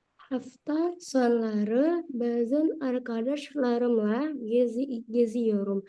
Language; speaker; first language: Turkish; non-native, learner; Indonesian